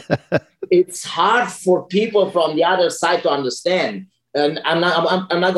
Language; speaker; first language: English; non-native, fluent; Romanian